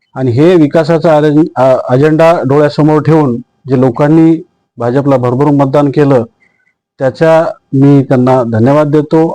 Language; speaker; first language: Marathi; native; Marathi